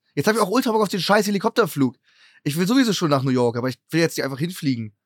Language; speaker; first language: German; native; German